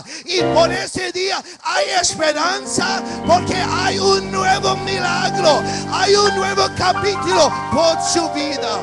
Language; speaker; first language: Spanish; early bilingual, heritage; English